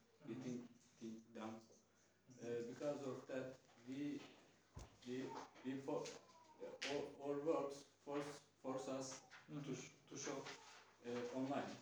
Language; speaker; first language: English; non-native, learner; Turkish